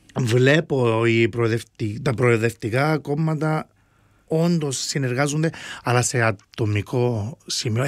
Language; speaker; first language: Greek; early bilingual, heritage; Greek